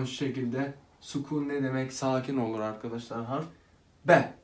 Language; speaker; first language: Turkish; non-native, fluent; Arabic